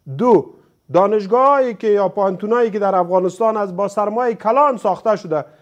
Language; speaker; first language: Persian; native; Persian